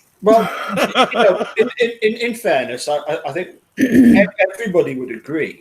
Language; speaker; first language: English; native; English